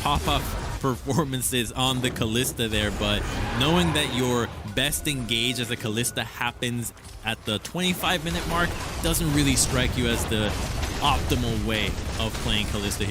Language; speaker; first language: English; native; English